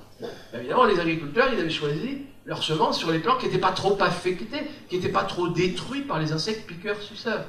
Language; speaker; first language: French; native; French